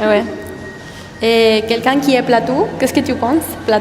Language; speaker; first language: French; non-native, learner; Spanish